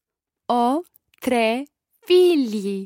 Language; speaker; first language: Italian; non-native, learner; English